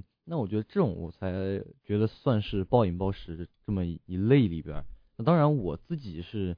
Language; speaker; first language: Chinese; native; Chinese